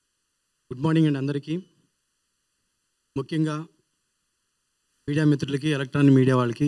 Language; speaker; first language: Telugu; native; Telugu